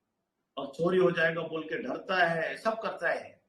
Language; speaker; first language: Hindi; non-native, local second language; Telugu